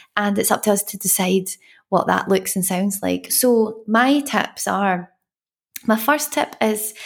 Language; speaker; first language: English; native; English